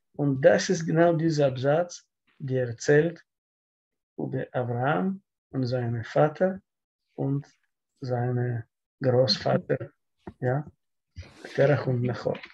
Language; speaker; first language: German; non-native, learner; Russian